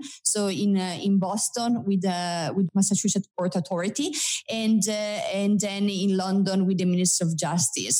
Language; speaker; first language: English; non-native, fluent; Italian